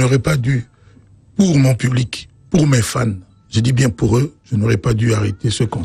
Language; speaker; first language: French; non-native, local second language; Lingala